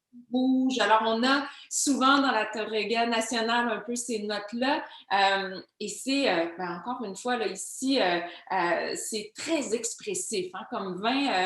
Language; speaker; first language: French; native; French